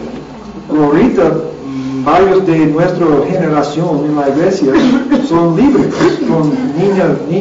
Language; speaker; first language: Spanish; non-native, learner; English